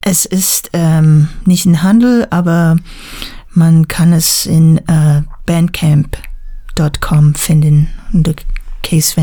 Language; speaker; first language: German; non-native, learner; English